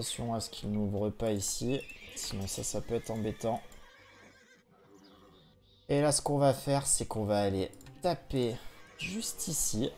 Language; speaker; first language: French; native; French